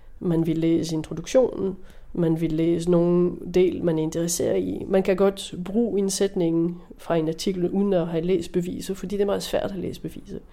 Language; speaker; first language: Danish; non-native, fluent; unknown